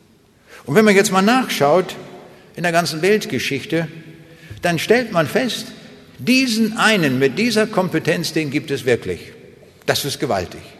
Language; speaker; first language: German; native; German